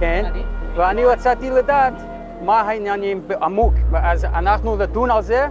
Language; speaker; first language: Hebrew; non-native, learner; English